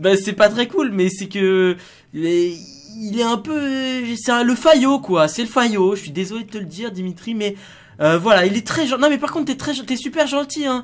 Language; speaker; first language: French; native; French